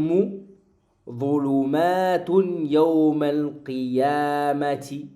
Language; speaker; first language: Arabic; non-native, fluent; French